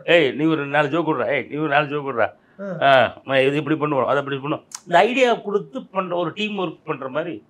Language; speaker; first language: Tamil; native; Tamil